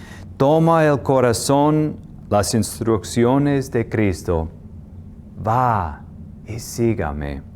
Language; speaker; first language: Spanish; non-native, fluent; English